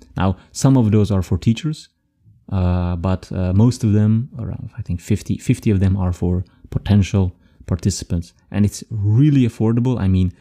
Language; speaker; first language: English; non-native, fluent; Dutch